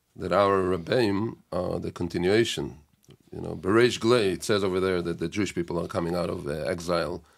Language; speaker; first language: English; non-native, fluent; Hebrew